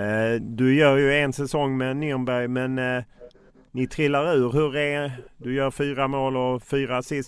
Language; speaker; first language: Swedish; native; Swedish